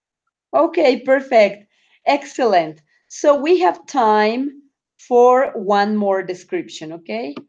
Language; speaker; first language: English; non-native, fluent; Spanish